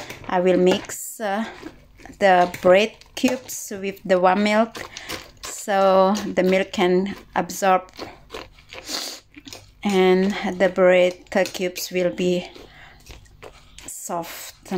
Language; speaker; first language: English; non-native, learner; Indonesian